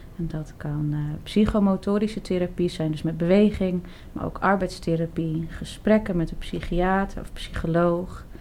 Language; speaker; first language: Dutch; native; Dutch